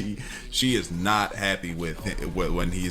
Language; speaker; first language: English; native; English